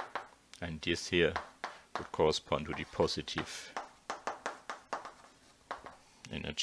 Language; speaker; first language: English; non-native, fluent; German